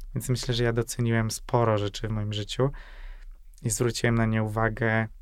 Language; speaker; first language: Polish; non-native, fluent; Hungarian